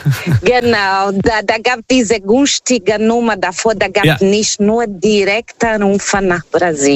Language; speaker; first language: German; non-native, learner; Portuguese